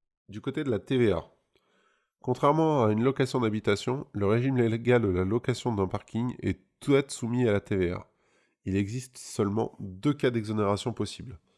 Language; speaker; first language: French; native; French